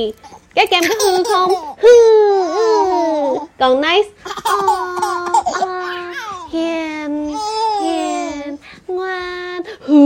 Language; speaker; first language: Vietnamese; early bilingual, heritage; Vietnamese